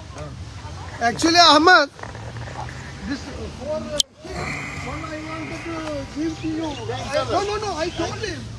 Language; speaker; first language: English; non-native, learner; Malayalam